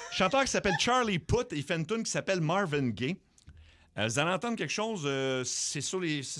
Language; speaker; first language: French; native; French